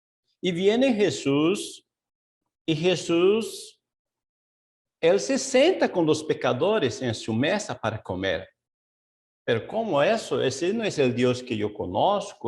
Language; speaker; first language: Spanish; non-native, fluent; Portuguese